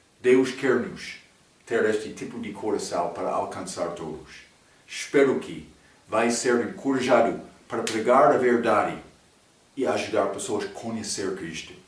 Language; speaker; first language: Portuguese; non-native, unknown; English